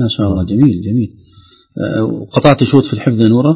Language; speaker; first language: Arabic; native; Arabic